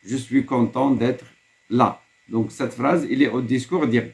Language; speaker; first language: French; non-native, local second language; Arabic